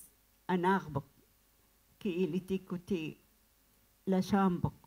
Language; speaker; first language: French; non-native, learner; Arabic